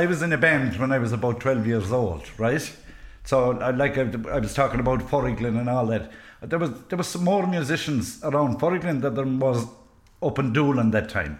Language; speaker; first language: English; native; English